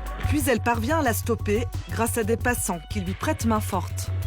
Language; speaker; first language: French; native; French